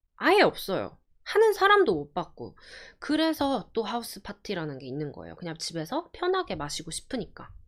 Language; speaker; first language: Korean; early bilingual, heritage; Korean